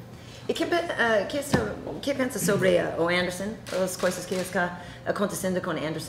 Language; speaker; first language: Portuguese; non-native, learner; English